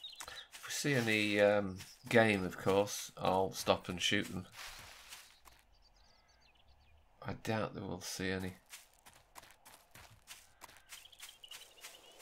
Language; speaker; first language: English; native; English